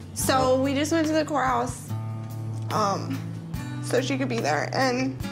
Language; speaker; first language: English; native; English